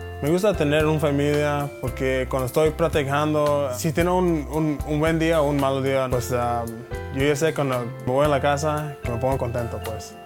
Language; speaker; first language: Spanish; early bilingual, heritage; Spanish